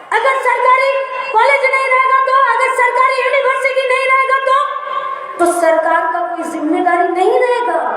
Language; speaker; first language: Hindi; non-native, local second language; Bangla